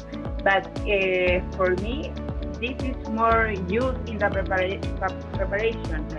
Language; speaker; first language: English; non-native, learner; Spanish